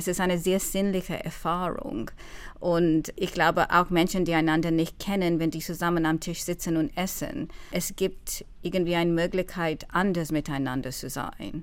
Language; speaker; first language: German; non-native, fluent; English